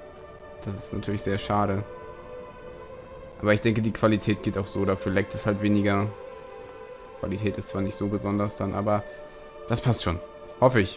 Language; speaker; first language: German; native; German